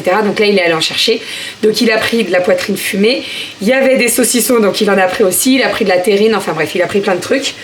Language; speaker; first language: French; native; French